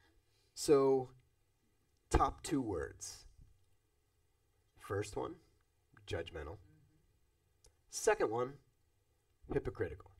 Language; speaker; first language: English; native; English